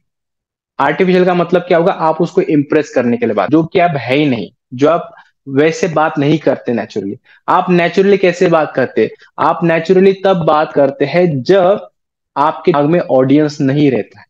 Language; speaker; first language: Hindi; native; Hindi